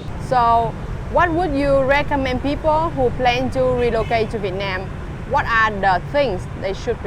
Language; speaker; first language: English; non-native, fluent; Vietnamese